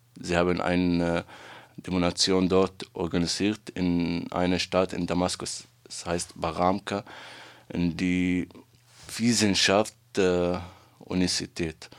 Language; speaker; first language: German; non-native, learner; Arabic